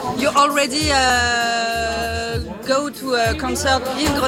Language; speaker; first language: English; non-native, learner; French